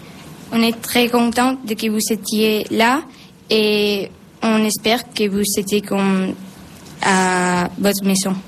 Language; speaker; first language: French; non-native, learner; Spanish